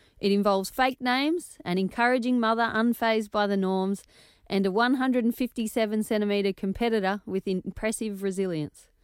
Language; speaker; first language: English; native; English